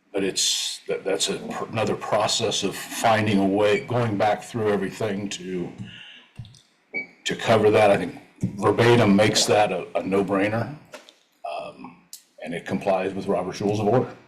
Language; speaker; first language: English; native; English